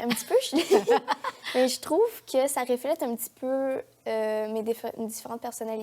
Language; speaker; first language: French; native; French